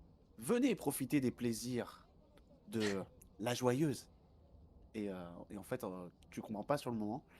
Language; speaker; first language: French; native; French